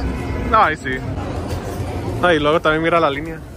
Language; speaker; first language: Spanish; early bilingual, heritage; English